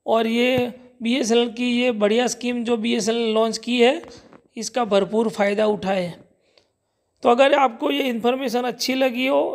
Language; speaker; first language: Hindi; non-native, local second language; Gujarati